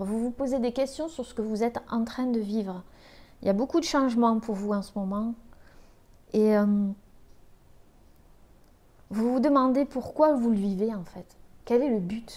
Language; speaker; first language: French; native; French